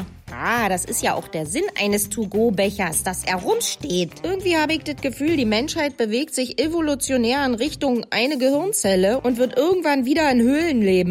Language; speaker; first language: German; native; German